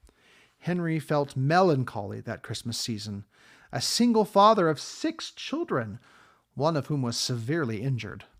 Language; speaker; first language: English; native; English